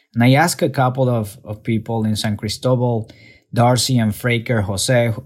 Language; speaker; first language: English; non-native, fluent; Spanish